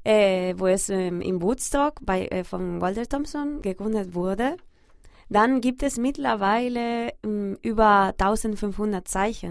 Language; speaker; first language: German; non-native, fluent; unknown